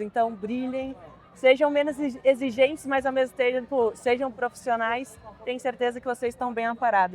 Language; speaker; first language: Portuguese; native; Portuguese